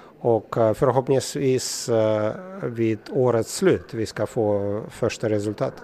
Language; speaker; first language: Swedish; non-native, fluent; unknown